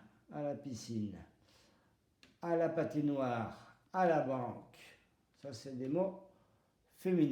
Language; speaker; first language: French; non-native, fluent; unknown